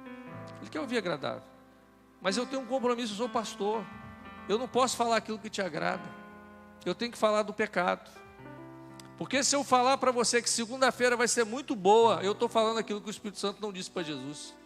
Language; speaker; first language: Portuguese; native; Portuguese